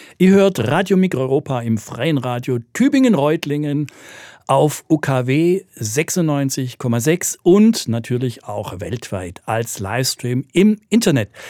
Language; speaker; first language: German; native; German